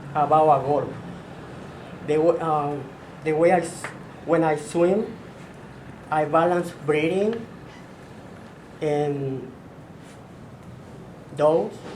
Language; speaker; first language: English; non-native, fluent; Spanish